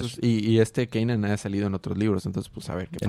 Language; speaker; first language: Spanish; native; Spanish